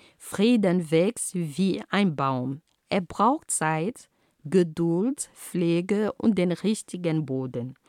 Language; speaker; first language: German; non-native, fluent; Ghomala